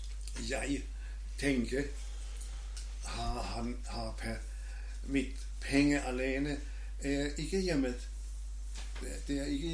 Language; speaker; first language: Danish; non-native, learner; German